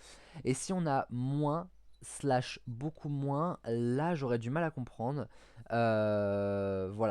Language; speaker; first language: French; native; French